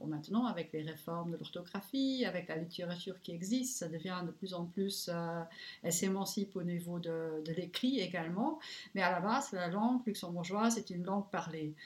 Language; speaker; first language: French; non-native, local second language; Luxembourgish